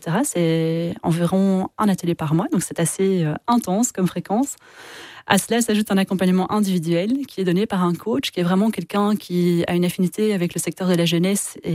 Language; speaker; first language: French; native; French